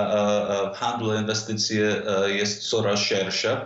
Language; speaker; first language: Polish; non-native, fluent; English